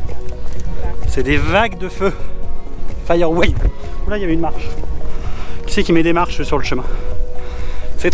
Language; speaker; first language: French; native; French